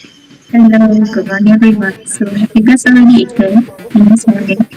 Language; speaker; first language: English; non-native, learner; Malay